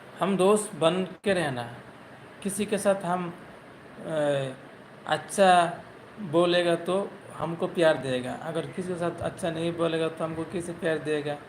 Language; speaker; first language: Hindi; non-native, learner; Bangla